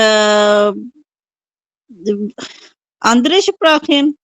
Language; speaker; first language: German; non-native, learner; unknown